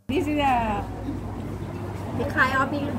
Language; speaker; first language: English; non-native, learner; Thai